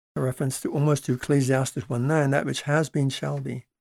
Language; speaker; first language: English; early bilingual, other home language; Dutch